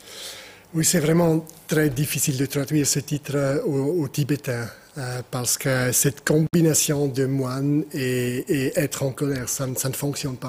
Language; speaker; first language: French; non-native, fluent; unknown